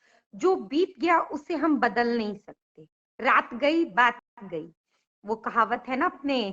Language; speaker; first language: Hindi; native; Hindi